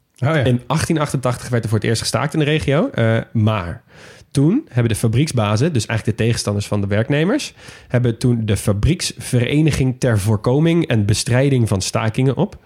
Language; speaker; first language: Dutch; native; Dutch